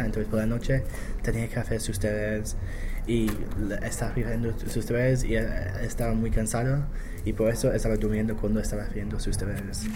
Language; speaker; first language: Spanish; non-native, learner; English